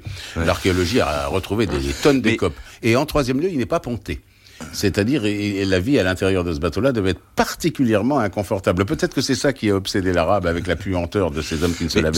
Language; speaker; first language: French; native; French